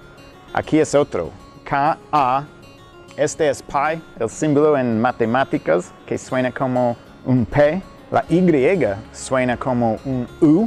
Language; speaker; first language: Spanish; non-native, fluent; English